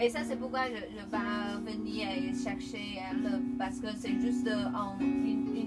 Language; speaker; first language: French; non-native, learner; Chinese